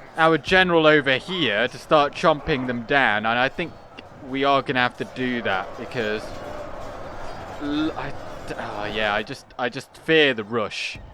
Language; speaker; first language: English; native; English